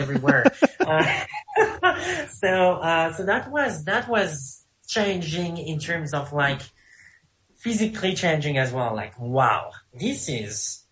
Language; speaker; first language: English; non-native, fluent; French